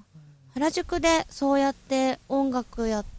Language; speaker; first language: Japanese; native; Japanese